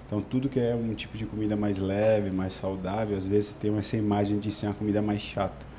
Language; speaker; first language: Portuguese; non-native, fluent; Italian